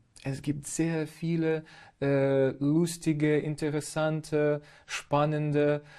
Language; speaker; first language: German; non-native, fluent; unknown